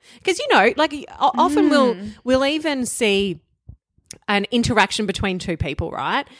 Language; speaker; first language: English; native; English